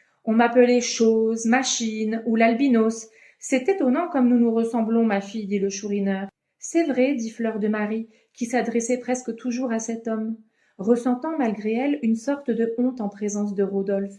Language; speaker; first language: French; native; French